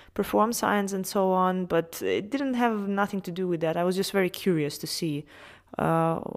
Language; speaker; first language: English; non-native, fluent; Serbian